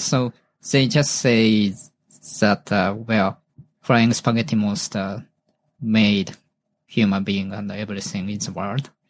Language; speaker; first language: English; non-native, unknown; Japanese